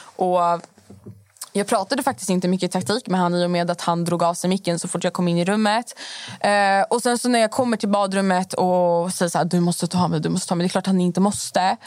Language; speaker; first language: Swedish; early bilingual, other home language; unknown